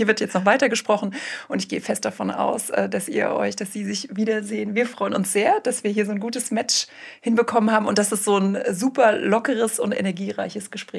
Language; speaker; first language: German; native; German